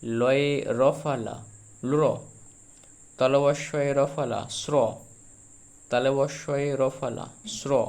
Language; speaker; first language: Bangla; native; Bangla